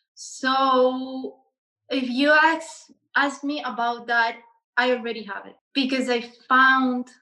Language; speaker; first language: English; non-native, learner; Spanish